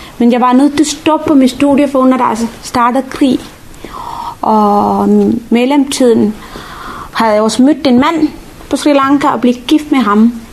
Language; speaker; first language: Danish; non-native, fluent; Tamil